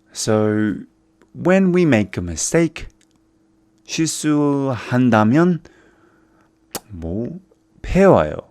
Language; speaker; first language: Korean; non-native, fluent; English